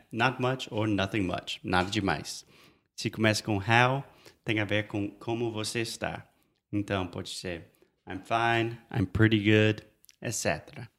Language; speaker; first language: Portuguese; non-native, fluent; English